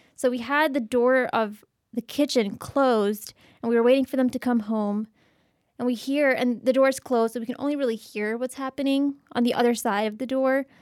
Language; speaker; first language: English; early bilingual, other home language; Urdu